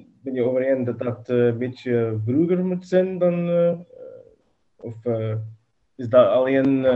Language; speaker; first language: Dutch; non-native, learner; English